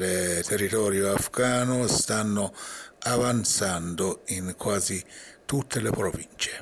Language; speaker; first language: Italian; non-native, fluent; Persian